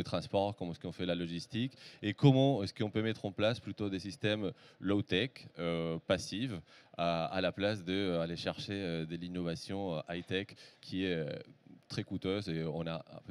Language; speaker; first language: French; native; French